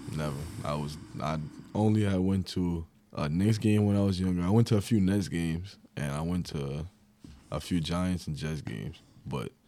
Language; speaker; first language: English; native; English